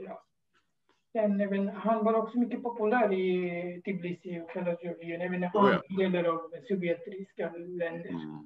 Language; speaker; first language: Swedish; non-native, fluent; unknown